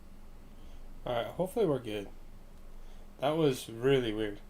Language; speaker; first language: English; native; English